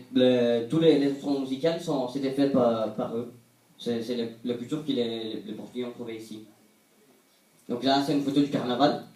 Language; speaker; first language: French; non-native, fluent; Portuguese